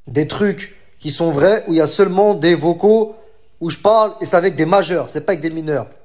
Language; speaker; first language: French; native; French